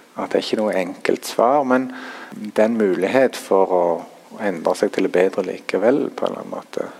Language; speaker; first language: Norwegian; early bilingual, other home language; German